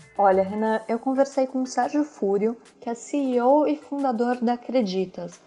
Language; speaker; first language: Portuguese; native; Portuguese